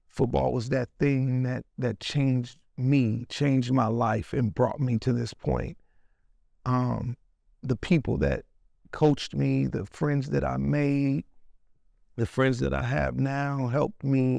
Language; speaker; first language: English; native; English